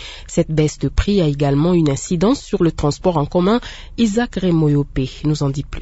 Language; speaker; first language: French; non-native, local second language; Lingala